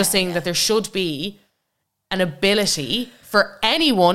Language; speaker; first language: English; native; English